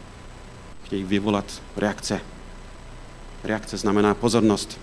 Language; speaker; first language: Czech; non-native, fluent; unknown